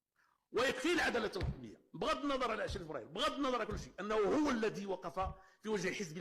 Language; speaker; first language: Arabic; native; Arabic